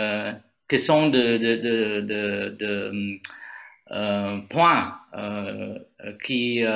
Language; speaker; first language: French; non-native, learner; Vietnamese